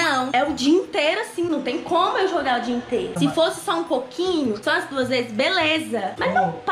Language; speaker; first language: Portuguese; native; Portuguese